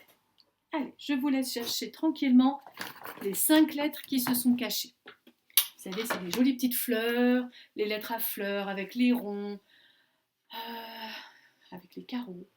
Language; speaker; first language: French; native; French